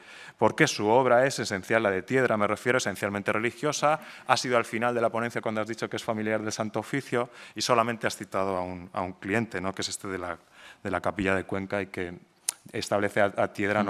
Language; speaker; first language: Spanish; native; Spanish